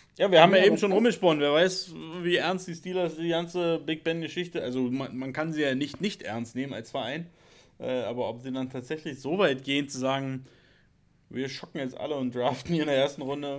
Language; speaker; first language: German; native; German